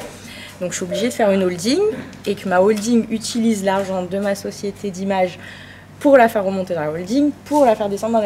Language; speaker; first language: French; native; French